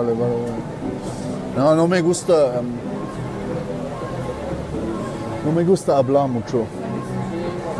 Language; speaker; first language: Spanish; non-native, learner; German